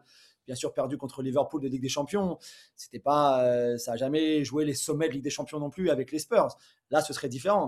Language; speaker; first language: French; native; French